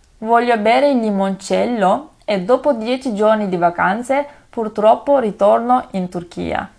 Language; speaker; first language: Italian; non-native, learner; Turkish